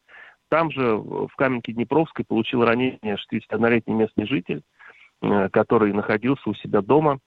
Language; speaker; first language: Russian; native; Russian